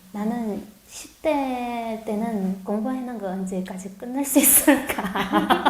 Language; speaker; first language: Korean; non-native, learner; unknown